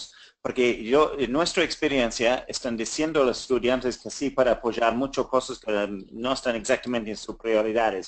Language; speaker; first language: Spanish; non-native, fluent; English